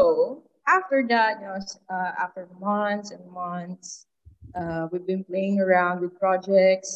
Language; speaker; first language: English; non-native, local second language; Filipino